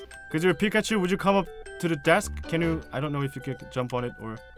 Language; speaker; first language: English; non-native, fluent; Korean